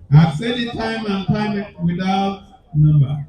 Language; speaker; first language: English; non-native, local second language; Igbo